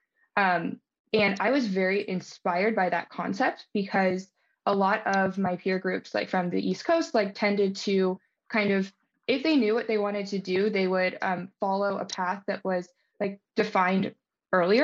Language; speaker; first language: English; native; English